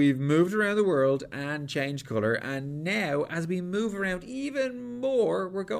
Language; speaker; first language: English; native; English